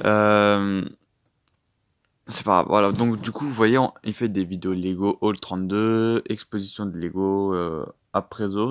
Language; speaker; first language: French; native; French